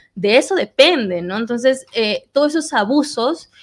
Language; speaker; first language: Spanish; native; Spanish